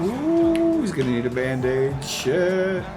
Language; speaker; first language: English; native; English